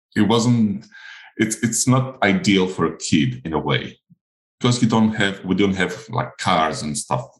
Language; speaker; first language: English; non-native, fluent; Greek